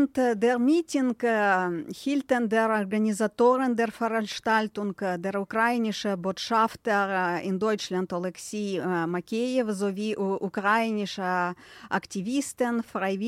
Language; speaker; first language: German; non-native, fluent; Ukrainian